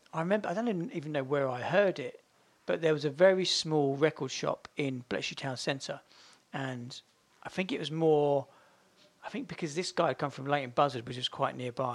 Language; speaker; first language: English; native; English